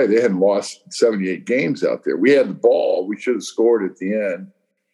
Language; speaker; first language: English; native; English